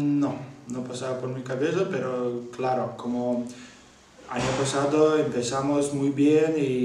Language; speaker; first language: Spanish; non-native, learner; Lithuanian